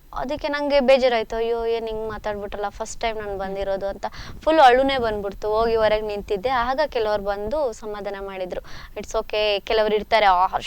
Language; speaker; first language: Kannada; native; Kannada